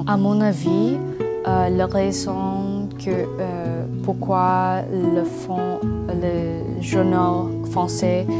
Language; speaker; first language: French; non-native, learner; English